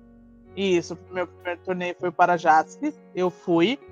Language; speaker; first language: Portuguese; native; Portuguese